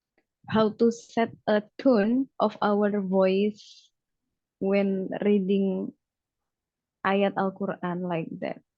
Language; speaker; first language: English; non-native, learner; Indonesian